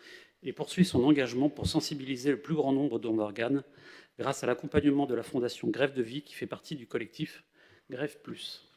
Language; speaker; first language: French; native; French